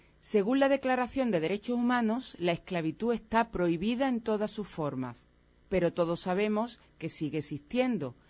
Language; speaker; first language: Spanish; native; Spanish